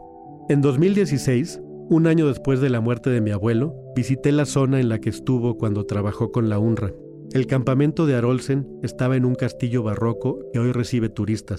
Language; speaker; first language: Spanish; native; Spanish